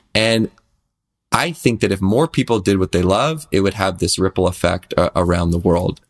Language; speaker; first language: English; native; English